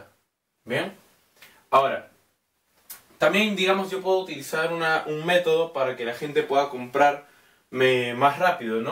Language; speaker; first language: Spanish; native; Spanish